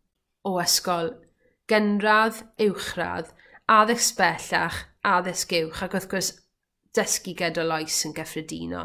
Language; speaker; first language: Welsh; native; Welsh